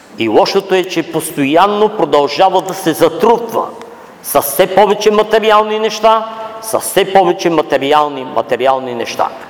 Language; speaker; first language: Bulgarian; native; Bulgarian